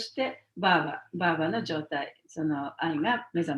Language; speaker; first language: Japanese; native; Japanese